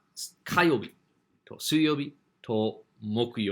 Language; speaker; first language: Japanese; non-native, fluent; English